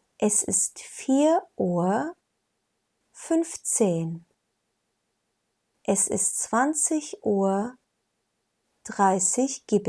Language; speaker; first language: German; non-native, fluent; Turkish